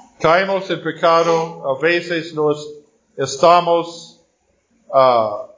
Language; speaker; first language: Spanish; non-native, fluent; Portuguese